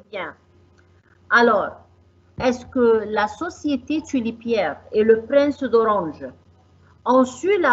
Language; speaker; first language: French; non-native, fluent; Arabic